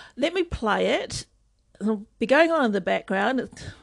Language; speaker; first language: English; native; English